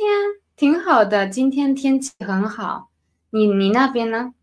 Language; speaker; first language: Chinese; non-native, fluent; Spanish